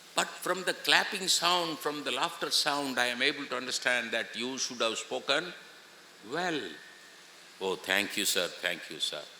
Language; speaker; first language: English; non-native, local second language; Tamil